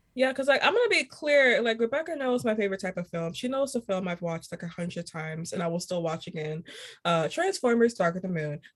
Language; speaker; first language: English; native; English